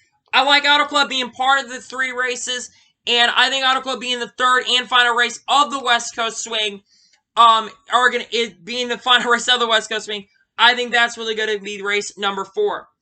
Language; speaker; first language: English; native; English